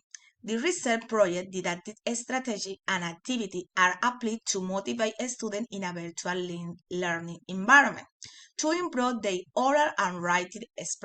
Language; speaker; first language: English; non-native, learner; Spanish